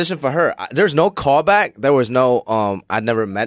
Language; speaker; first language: English; non-native, local second language; Cantonese